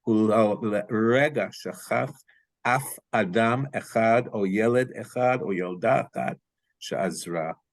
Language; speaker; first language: Hebrew; non-native, fluent; English